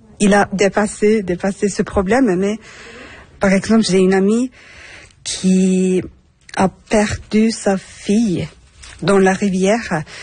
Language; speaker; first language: French; non-native, learner; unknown